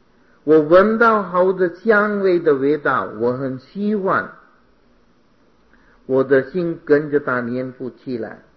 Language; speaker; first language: Chinese; non-native, fluent; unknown